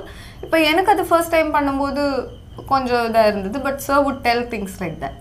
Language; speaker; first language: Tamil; non-native, local second language; Malayalam